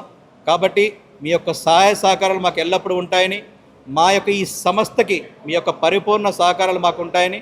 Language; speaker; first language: Telugu; native; Telugu